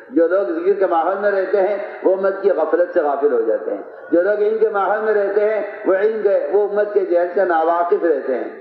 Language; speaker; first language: Urdu; native; Urdu